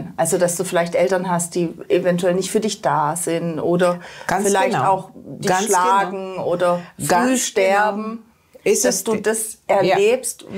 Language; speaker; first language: German; native; German